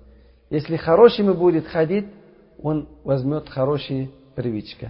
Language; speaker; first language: Russian; non-native, learner; Uzbek